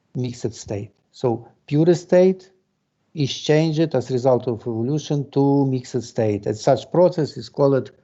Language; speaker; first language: English; non-native, fluent; Ukrainian